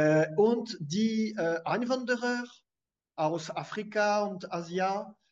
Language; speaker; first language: German; non-native, fluent; French